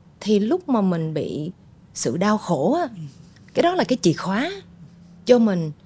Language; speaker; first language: Vietnamese; early bilingual, heritage; Vietnamese